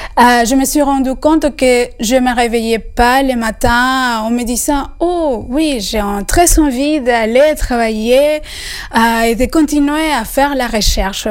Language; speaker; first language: French; non-native, fluent; Spanish